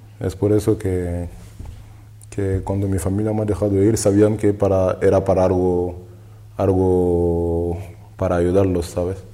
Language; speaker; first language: Spanish; non-native, learner; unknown